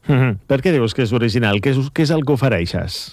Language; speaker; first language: Catalan; native; Catalan